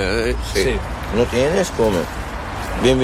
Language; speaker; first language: Spanish; non-native, learner; Arabic